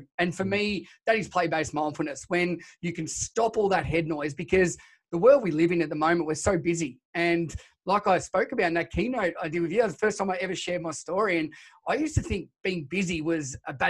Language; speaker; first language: English; native; English